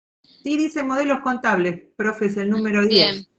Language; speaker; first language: Spanish; native; Spanish